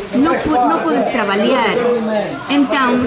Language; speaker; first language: Portuguese; non-native, learner; Spanish